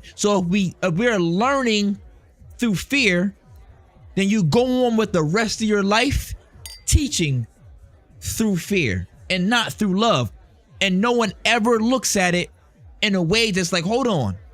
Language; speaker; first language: English; native; English